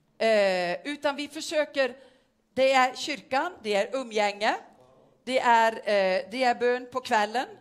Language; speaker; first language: Swedish; non-native, fluent; Norwegian